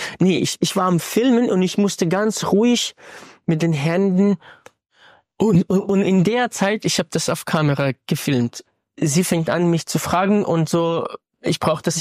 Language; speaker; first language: German; non-native, fluent; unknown